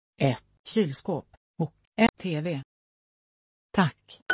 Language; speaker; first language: Swedish; non-native, learner; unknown